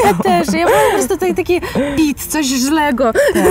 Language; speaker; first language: Polish; non-native, fluent; Ukrainian